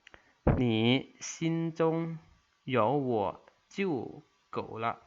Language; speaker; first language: Chinese; non-native, fluent; Lao